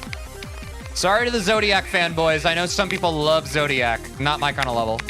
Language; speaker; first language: English; native; English